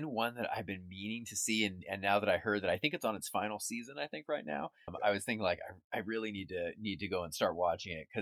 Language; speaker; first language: English; native; English